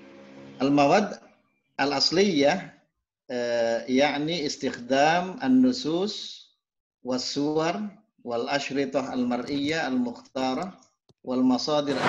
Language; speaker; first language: Arabic; non-native, fluent; Indonesian